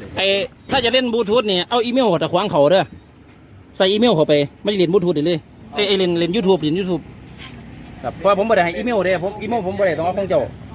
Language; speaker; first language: Thai; native; Thai